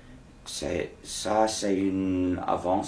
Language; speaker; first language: French; non-native, fluent; English